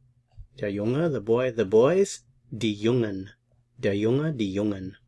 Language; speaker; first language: German; non-native, fluent; English